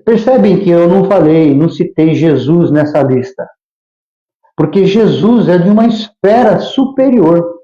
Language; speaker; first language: Portuguese; native; Portuguese